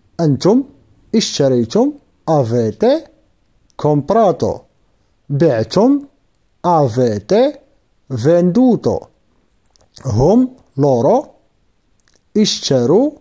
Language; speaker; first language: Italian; non-native, fluent; Arabic